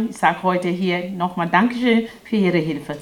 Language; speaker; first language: German; non-native, fluent; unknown